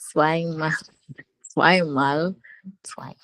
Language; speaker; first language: German; non-native, learner; Akan